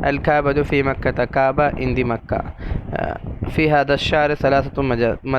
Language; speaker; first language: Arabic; non-native, fluent; Urdu